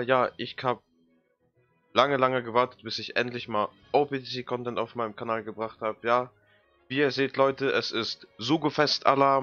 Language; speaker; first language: German; native; German